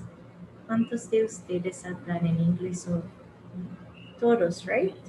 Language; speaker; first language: Spanish; non-native, fluent; English